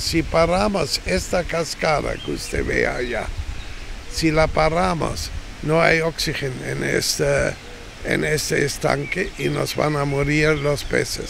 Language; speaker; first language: Spanish; non-native, fluent; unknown